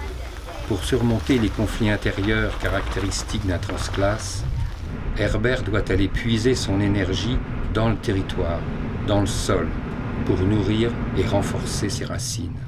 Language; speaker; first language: French; native; French